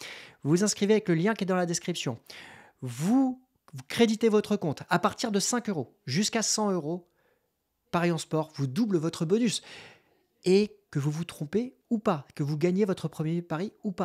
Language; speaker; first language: French; native; French